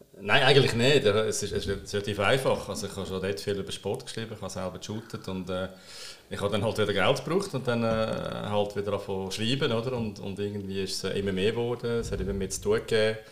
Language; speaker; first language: German; native; German